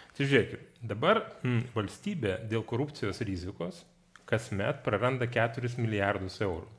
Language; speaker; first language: Lithuanian; non-native, fluent; Georgian